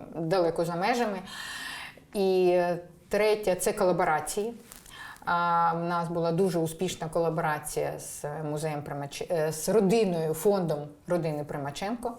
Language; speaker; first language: Ukrainian; non-native, local second language; Russian